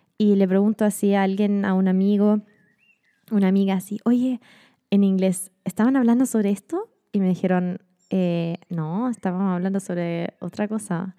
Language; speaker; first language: Spanish; non-native, fluent; German